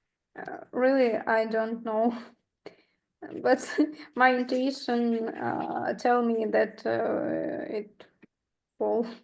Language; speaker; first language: English; non-native, learner; Ukrainian